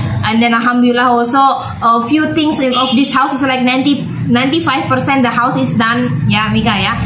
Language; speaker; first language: English; non-native, learner; Indonesian